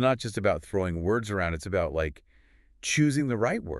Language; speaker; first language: English; native; English